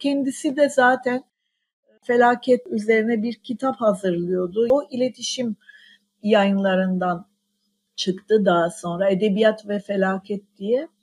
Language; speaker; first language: Turkish; non-native, local second language; Armenian